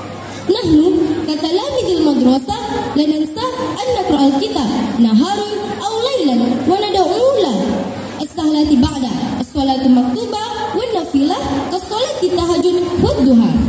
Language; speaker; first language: Arabic; non-native, learner; Indonesian